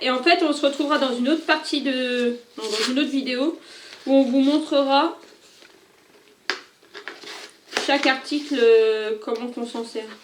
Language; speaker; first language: French; native; French